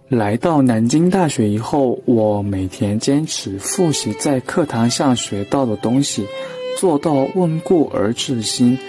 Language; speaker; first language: Chinese; non-native, fluent; Korean